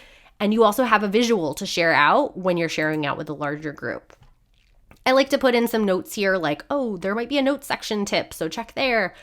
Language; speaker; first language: English; native; English